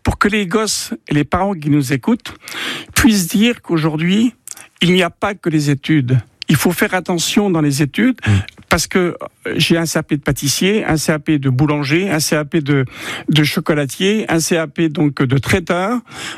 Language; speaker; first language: French; native; French